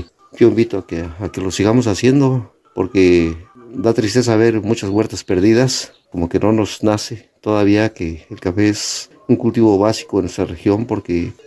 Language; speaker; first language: Spanish; native; Spanish